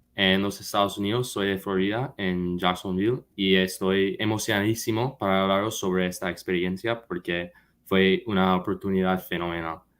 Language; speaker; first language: Spanish; non-native, fluent; English